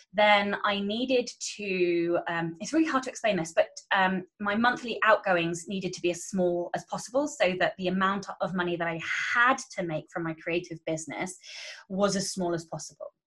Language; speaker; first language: English; native; English